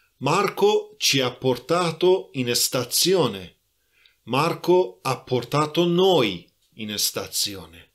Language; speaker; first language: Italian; non-native, fluent; Persian